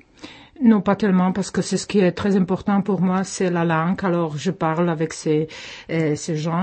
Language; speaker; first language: French; non-native, fluent; Czech